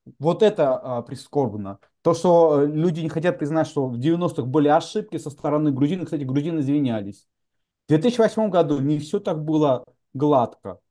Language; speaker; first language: Russian; non-native, local second language; Georgian